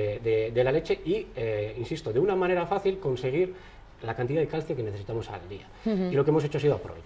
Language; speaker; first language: Spanish; native; Spanish